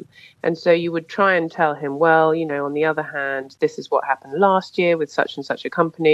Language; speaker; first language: English; native; English